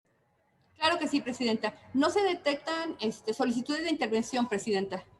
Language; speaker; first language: Spanish; native; Spanish